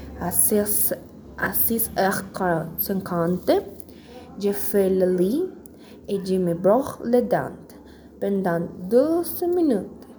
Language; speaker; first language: French; non-native, learner; Spanish